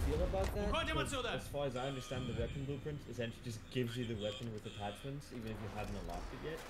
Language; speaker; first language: English; native; English